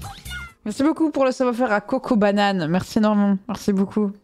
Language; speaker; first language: French; native; French